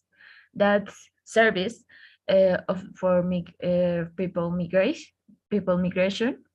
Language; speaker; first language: English; non-native, learner; Spanish